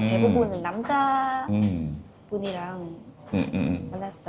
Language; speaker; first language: Korean; non-native, fluent; Vietnamese